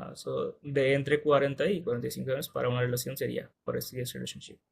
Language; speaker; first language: Spanish; non-native, fluent; Bangla